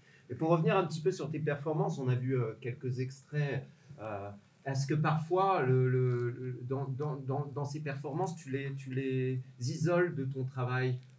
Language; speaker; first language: French; native; French